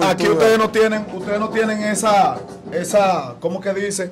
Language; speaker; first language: Spanish; native; Spanish